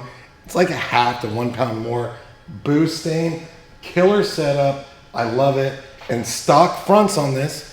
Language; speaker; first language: English; native; English